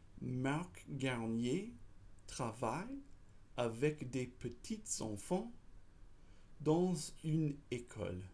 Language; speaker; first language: French; non-native, fluent; English